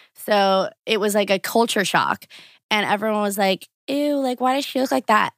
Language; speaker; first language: English; early bilingual, other home language; Portuguese